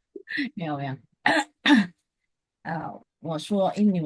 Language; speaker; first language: Chinese; non-native, fluent; Indonesian